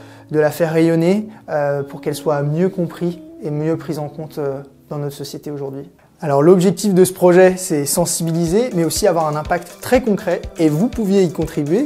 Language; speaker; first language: French; native; French